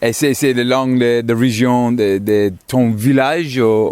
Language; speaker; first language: French; non-native, learner; English